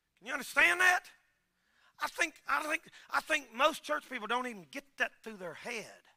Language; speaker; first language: English; native; English